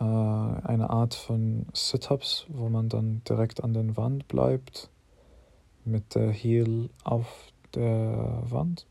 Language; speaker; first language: German; non-native, fluent; English